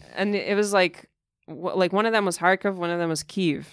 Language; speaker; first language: English; early bilingual, other home language; Russian